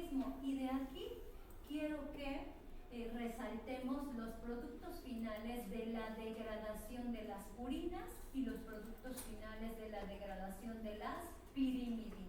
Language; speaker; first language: Spanish; native; Spanish